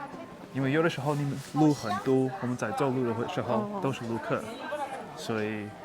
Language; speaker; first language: Chinese; non-native, fluent; English